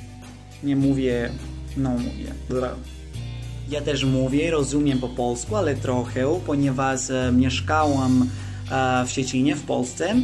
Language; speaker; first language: Polish; non-native, learner; Greek